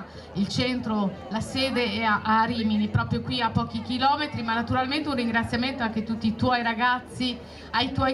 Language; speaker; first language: Italian; native; Italian